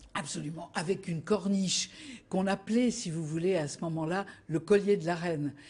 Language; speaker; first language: French; native; French